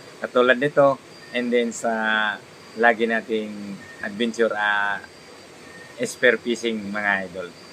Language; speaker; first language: Filipino; non-native, local second language; Cebuano